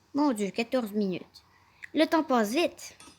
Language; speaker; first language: French; native; French